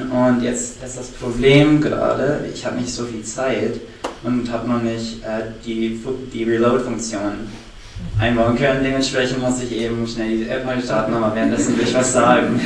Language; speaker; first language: German; native; German